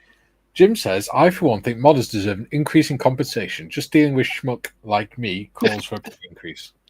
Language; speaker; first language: English; native; English